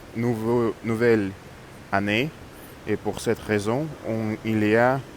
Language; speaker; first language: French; non-native, learner; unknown